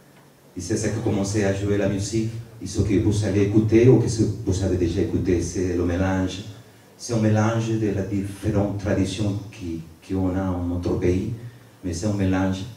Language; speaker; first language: French; non-native, learner; Spanish